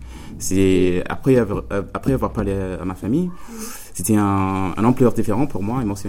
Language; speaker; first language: French; non-native, fluent; English